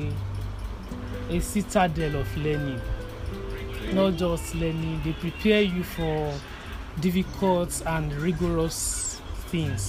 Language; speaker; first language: English; non-native, local second language; Yoruba